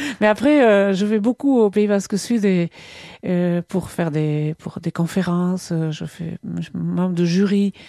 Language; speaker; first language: French; non-native, local second language; Basque